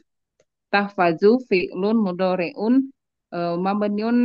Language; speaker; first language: Arabic; non-native, learner; Indonesian